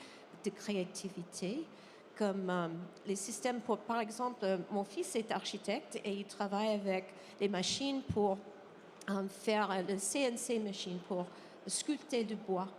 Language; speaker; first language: French; non-native, fluent; English